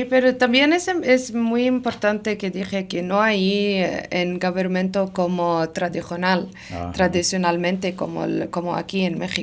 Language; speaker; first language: Spanish; non-native, learner; Arabic